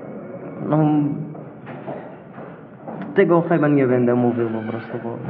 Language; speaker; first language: Polish; non-native, fluent; Arabic